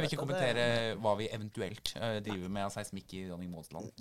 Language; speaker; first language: Norwegian; native; Norwegian